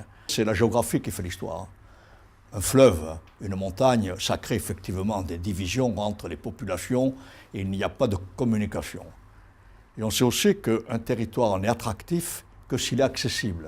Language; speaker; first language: French; native; French